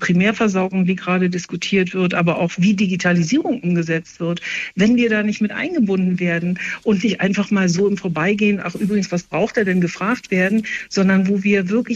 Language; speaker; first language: German; native; German